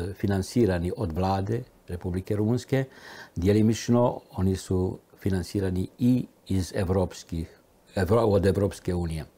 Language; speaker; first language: Croatian; early bilingual, heritage; Romanian